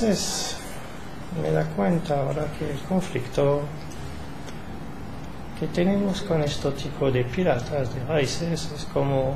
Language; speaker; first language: Spanish; non-native, learner; French